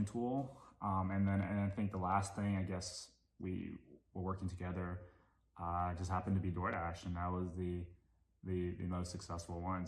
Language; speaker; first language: English; non-native, local second language; Cantonese